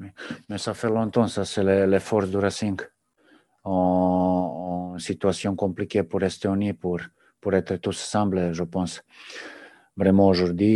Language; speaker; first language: French; non-native, learner; Serbian